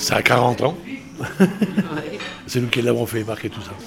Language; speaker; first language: French; native; French